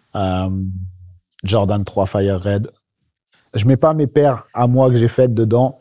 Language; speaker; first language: French; native; French